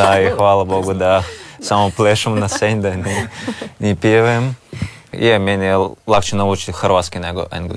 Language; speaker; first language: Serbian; non-native, learner; Russian